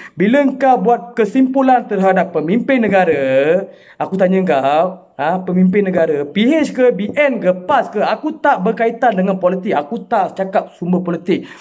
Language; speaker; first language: Malay; non-native, local second language; Tamil